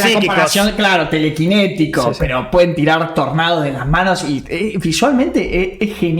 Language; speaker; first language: Spanish; native; Spanish